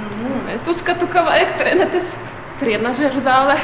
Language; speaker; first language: Latvian; non-native, learner; Russian